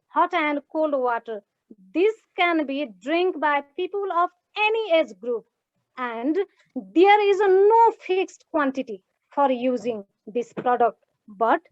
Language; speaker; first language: English; non-native, local second language; Nepali